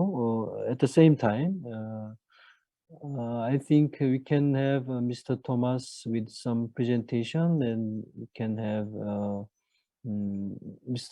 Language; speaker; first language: English; non-native, fluent; Korean